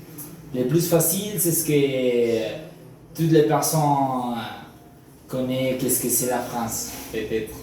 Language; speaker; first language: French; non-native, learner; Spanish